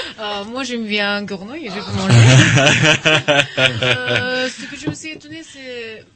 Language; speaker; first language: French; non-native, learner; Japanese